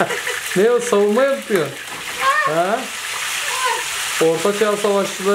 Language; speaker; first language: Turkish; native; Turkish